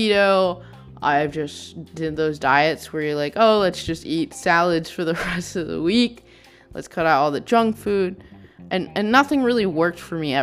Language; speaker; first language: English; native; English